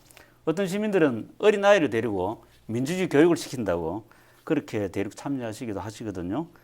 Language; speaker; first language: Korean; native; Korean